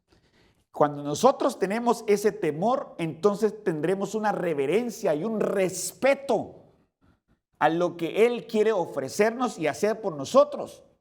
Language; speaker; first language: Spanish; native; Spanish